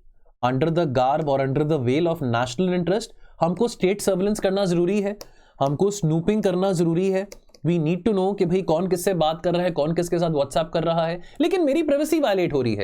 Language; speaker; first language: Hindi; native; Hindi